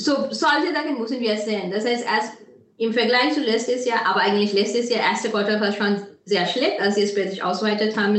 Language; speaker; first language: German; non-native, fluent; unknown